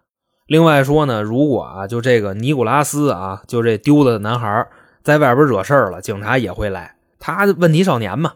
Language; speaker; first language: Chinese; native; Chinese